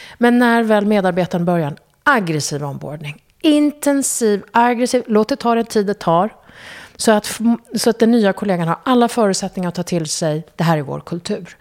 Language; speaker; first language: Swedish; early bilingual, other home language; Kurdish